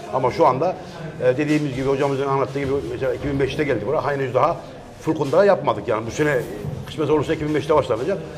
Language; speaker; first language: Turkish; early bilingual, heritage; Turkish